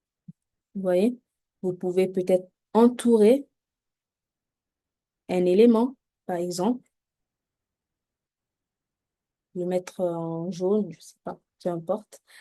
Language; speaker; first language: French; native; French